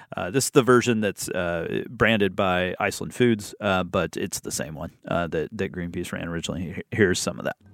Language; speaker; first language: English; native; English